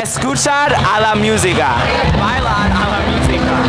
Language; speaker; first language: Spanish; non-native, learner; English